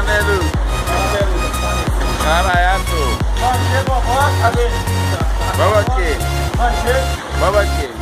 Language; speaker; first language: Portuguese; non-native, learner; Haitian Creole